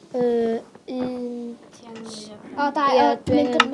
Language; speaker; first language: Welsh; non-native, local second language; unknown